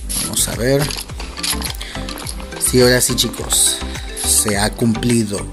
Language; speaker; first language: Spanish; native; Spanish